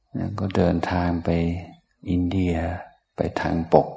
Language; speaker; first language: Thai; non-native, fluent; English